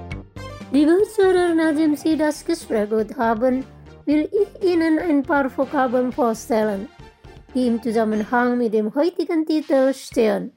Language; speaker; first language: German; non-native, fluent; Indonesian